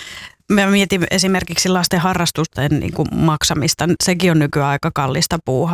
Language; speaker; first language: Finnish; native; Finnish